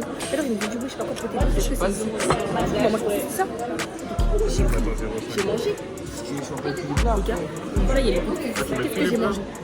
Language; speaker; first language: French; native; French